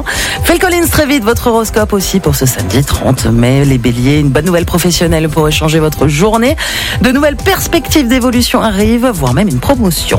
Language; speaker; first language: French; native; French